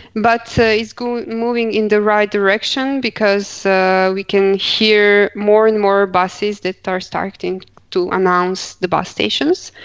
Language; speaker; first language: English; non-native, fluent; Croatian